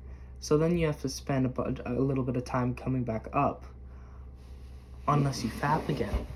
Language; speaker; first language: English; native; English